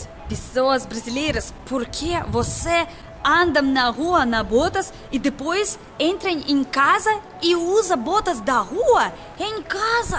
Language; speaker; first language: Portuguese; non-native, learner; Russian